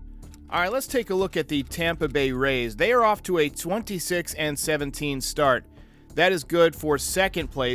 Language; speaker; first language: English; native; English